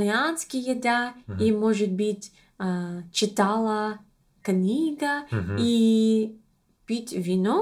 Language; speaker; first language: Russian; non-native, learner; English